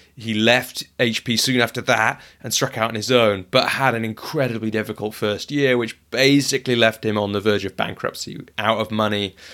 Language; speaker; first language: English; native; English